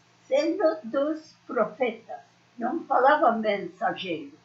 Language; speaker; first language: Portuguese; non-native, learner; Persian